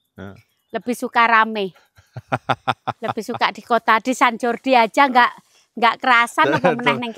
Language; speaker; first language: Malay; non-native, local second language; Javanese